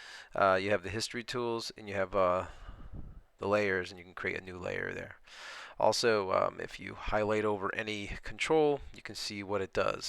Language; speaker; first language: English; native; English